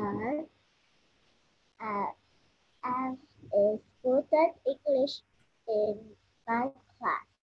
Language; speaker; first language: English; non-native, learner; Vietnamese